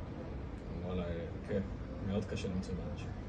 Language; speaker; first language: Hebrew; non-native, fluent; English